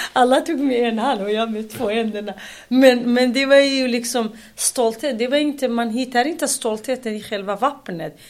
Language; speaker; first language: Swedish; non-native, fluent; Kurdish